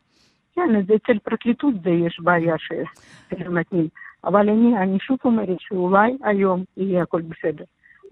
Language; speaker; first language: Hebrew; non-native, learner; Russian